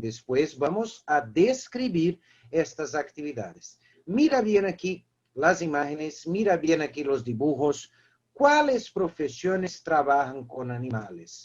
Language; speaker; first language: Spanish; non-native, fluent; Portuguese